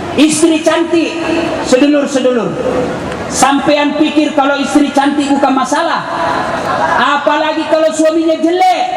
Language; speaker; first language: Indonesian; non-native, local second language; Buginese